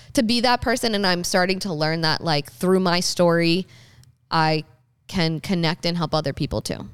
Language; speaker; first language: English; native; English